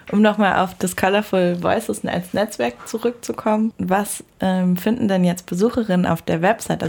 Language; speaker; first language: German; native; German